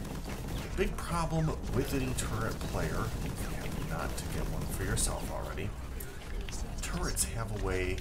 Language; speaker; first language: English; native; English